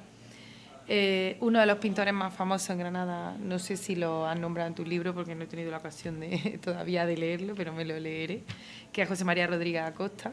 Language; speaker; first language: Spanish; native; Spanish